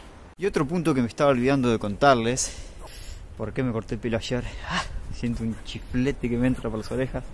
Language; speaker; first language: Spanish; native; Spanish